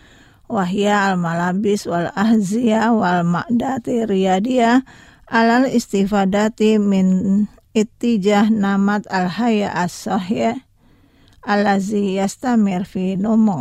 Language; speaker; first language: Arabic; non-native, fluent; Indonesian